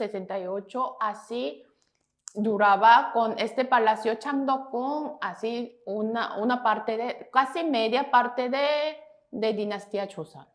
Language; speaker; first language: Spanish; non-native, fluent; Korean